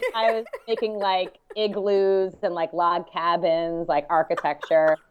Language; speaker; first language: English; native; English